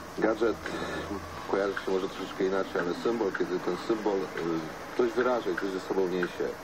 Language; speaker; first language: Polish; native; Polish